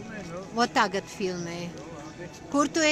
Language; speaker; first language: Latvian; non-native, local second language; Russian